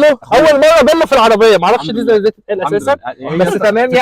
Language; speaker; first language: Arabic; native; Arabic